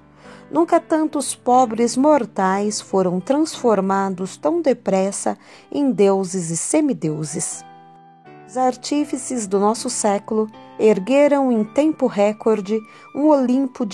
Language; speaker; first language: Portuguese; native; Portuguese